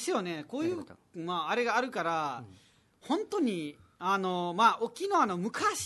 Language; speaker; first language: Japanese; non-native, fluent; Nepali